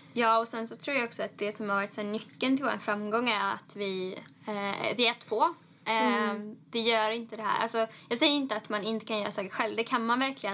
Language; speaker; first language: Swedish; native; Swedish